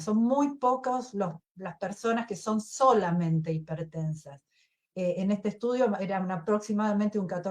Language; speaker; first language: Spanish; native; Spanish